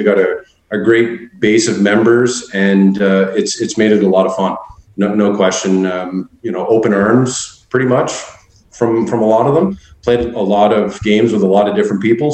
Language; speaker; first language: English; native; English